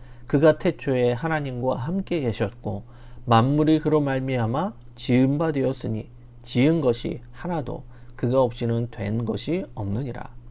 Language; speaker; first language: Korean; native; Korean